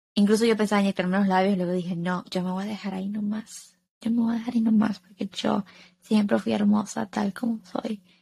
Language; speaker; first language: Spanish; early bilingual, heritage; Spanish